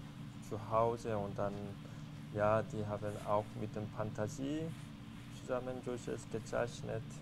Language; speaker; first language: German; non-native, fluent; Korean